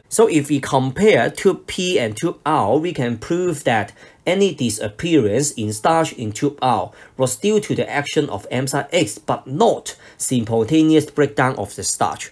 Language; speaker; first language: English; non-native, local second language; Cantonese